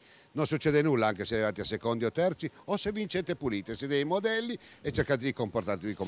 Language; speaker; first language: Italian; native; Italian